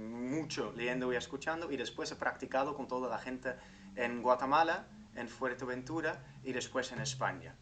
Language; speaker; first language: Spanish; non-native, fluent; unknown